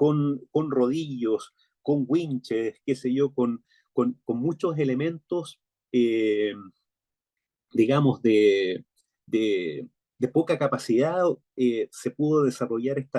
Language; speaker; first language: Spanish; native; Spanish